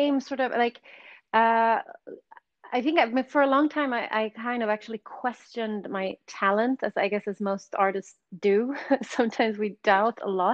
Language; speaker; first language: English; non-native, fluent; Swedish